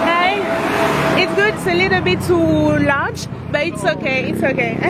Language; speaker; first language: English; non-native, learner; French